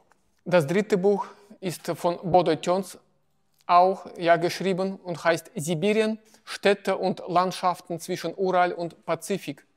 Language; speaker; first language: German; non-native, fluent; Russian